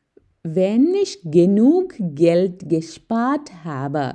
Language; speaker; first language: German; non-native, fluent; Malayalam